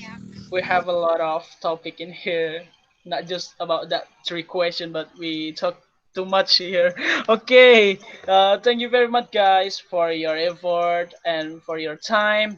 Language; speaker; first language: English; non-native, learner; Indonesian